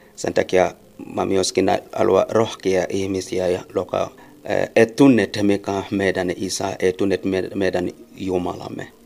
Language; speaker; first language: Finnish; non-native, learner; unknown